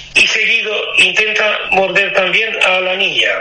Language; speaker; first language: Spanish; non-native, fluent; Romanian